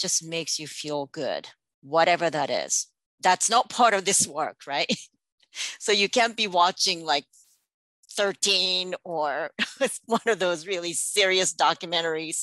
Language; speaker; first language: English; non-native, fluent; Japanese